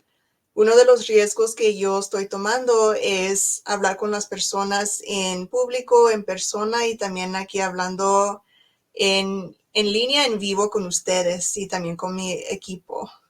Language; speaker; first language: Spanish; non-native, learner; English